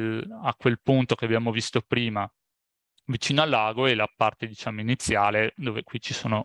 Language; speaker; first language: Italian; native; Italian